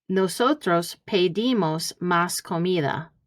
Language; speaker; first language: Spanish; early bilingual, heritage; Spanish